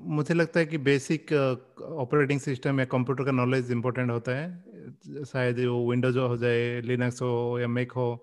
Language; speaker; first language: Hindi; non-native, local second language; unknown